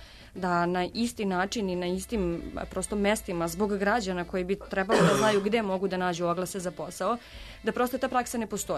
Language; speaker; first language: Serbian; native; Serbian